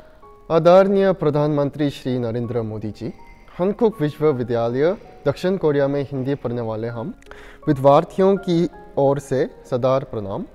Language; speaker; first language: Hindi; non-native, learner; Korean